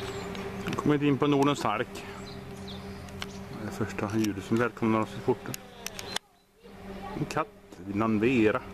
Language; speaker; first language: Swedish; native; Swedish